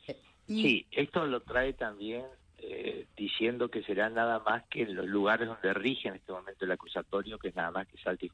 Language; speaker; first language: Spanish; native; Spanish